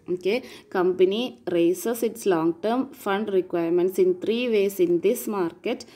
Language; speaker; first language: English; non-native, local second language; Malayalam